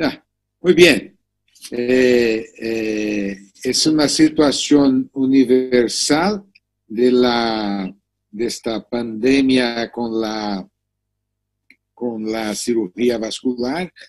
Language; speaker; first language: Spanish; non-native, learner; Portuguese